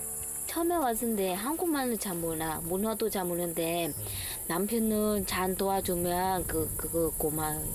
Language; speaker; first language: Korean; non-native, learner; Vietnamese